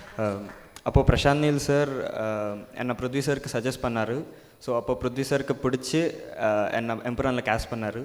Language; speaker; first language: Tamil; non-native, learner; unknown